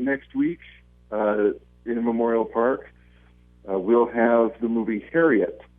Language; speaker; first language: English; native; English